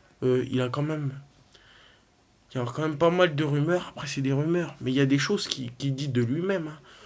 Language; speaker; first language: French; native; French